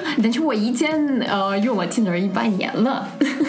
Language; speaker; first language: Chinese; non-native, fluent; Russian